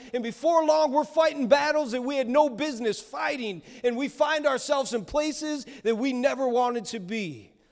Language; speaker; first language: English; native; English